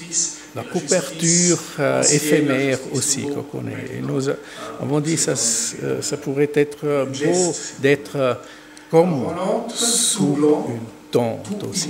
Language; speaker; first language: French; non-native, learner; German